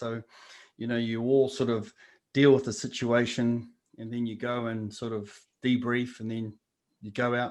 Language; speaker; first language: English; native; English